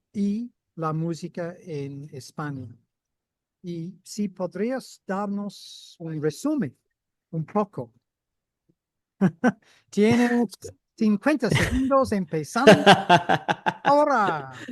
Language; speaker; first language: Spanish; non-native, fluent; English